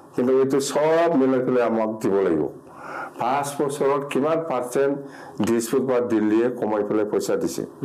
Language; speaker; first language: Assamese; non-native, local second language; Bodo